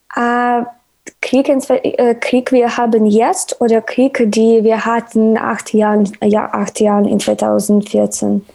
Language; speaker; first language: German; non-native, learner; Ukrainian